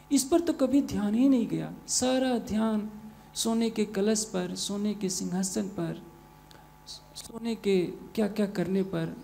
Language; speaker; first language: Hindi; native; Hindi